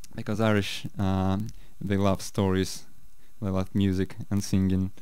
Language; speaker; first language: English; non-native, fluent; Russian